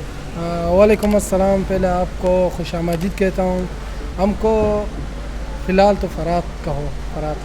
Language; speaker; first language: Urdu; non-native, local second language; Pashto